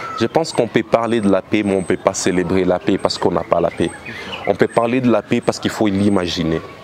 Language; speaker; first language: French; non-native, local second language; Swahili